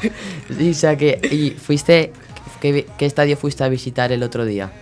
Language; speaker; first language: Spanish; native; Spanish